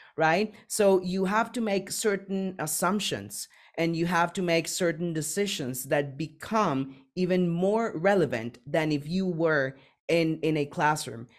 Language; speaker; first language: English; non-native, fluent; Spanish